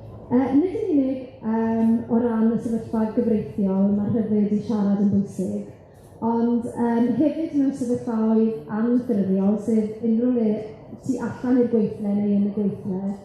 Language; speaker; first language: Welsh; native; Welsh